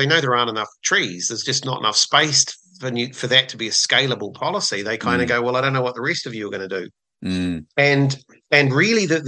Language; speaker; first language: English; native; English